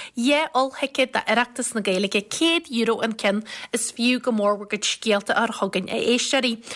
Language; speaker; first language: Irish; native; Irish